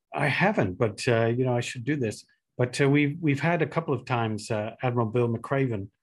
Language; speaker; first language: English; native; English